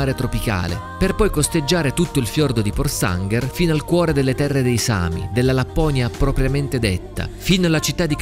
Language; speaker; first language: Italian; native; Italian